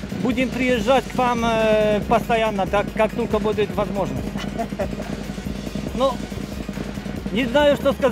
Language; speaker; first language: Russian; non-native, learner; Polish